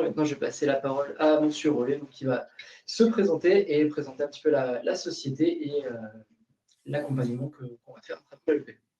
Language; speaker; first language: French; native; French